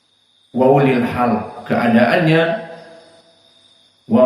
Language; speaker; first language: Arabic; non-native, fluent; Indonesian